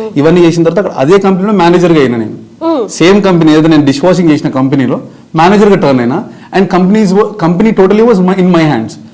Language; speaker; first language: Telugu; native; Telugu